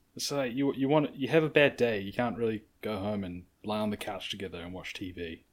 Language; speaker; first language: English; native; English